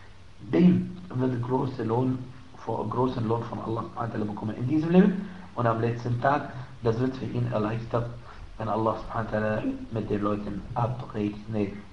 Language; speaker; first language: German; non-native, fluent; Arabic